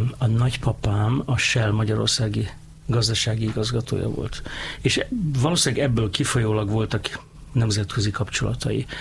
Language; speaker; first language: Hungarian; native; Hungarian